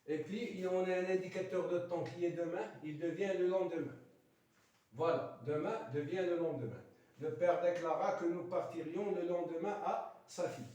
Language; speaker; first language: French; non-native, local second language; Arabic